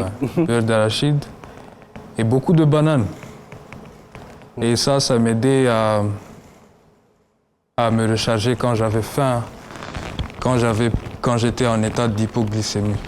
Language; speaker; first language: French; non-native, local second language; Kinyarwanda